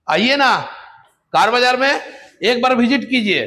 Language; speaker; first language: Hindi; non-native, local second language; Bangla